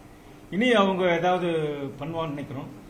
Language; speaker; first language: Tamil; native; Tamil